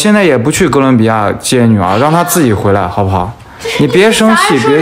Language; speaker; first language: Chinese; native; Chinese